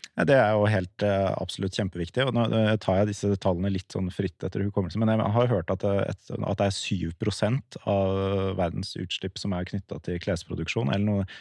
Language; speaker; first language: Norwegian; native; Norwegian